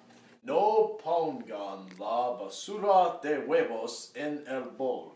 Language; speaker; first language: Spanish; non-native, learner; English